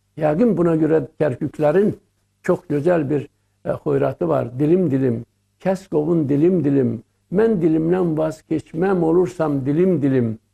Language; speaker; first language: Azerbaijani; native; Azerbaijani